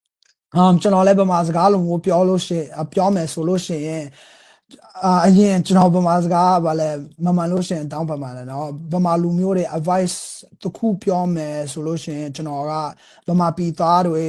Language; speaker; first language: Burmese; non-native, learner; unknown